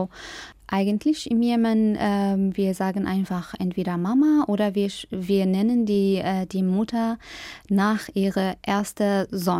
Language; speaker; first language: German; non-native, fluent; Arabic